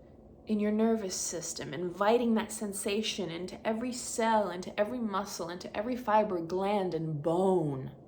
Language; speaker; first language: English; native; English